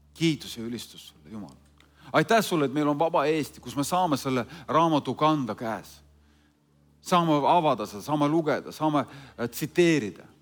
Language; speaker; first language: Estonian; non-native, fluent; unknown